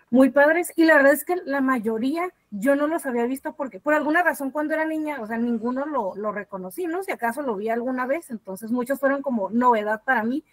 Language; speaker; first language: Spanish; native; Spanish